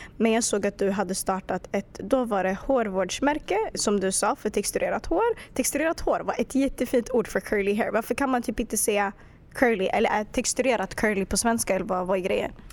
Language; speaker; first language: Swedish; early bilingual, other home language; Arabic